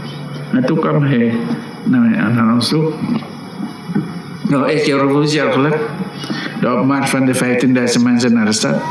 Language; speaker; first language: Dutch; non-native, local second language; Minangkabau